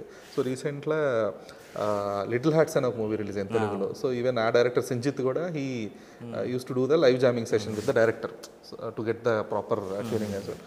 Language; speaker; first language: Telugu; native; Telugu